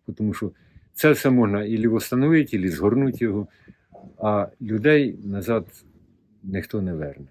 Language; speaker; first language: Ukrainian; native; Ukrainian